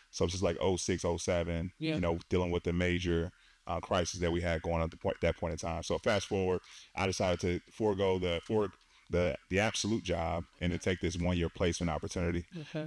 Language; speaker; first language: English; native; English